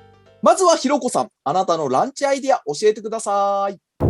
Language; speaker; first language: Japanese; native; Japanese